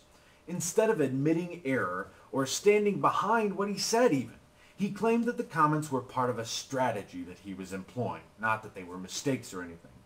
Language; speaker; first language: English; native; English